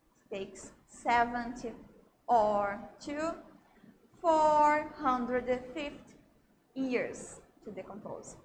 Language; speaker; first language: English; non-native, fluent; Portuguese